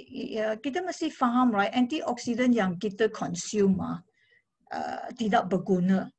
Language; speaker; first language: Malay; non-native, local second language; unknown